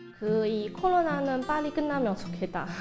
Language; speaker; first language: Korean; non-native, learner; Chinese